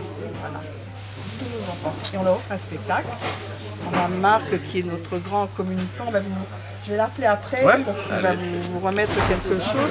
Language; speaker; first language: French; native; French